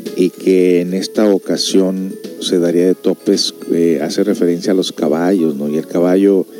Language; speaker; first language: Spanish; early bilingual, heritage; Spanish